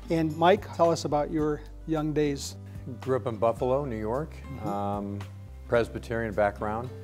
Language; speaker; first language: English; native; English